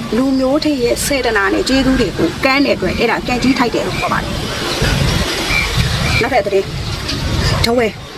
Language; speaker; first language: Burmese; native; Burmese